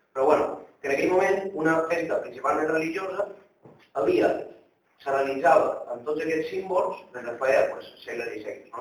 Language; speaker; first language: Catalan; native; Catalan